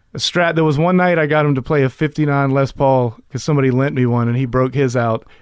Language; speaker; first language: English; native; English